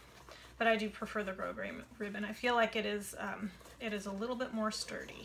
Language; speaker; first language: English; native; English